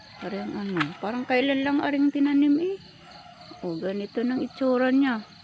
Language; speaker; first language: Filipino; native; Filipino